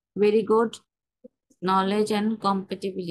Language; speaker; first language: English; non-native, local second language; Bangla